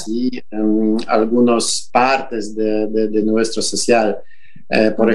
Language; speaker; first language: Spanish; non-native, fluent; Polish